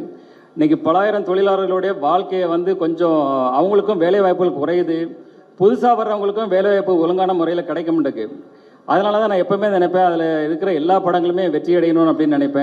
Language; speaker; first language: Tamil; native; Tamil